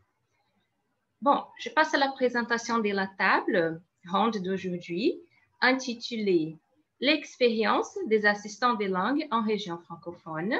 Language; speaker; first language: French; non-native, fluent; Portuguese